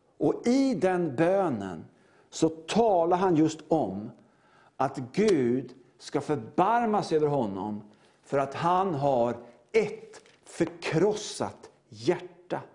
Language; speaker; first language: Swedish; native; Swedish